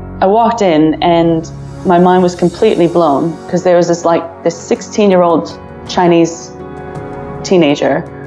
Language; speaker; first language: English; native; English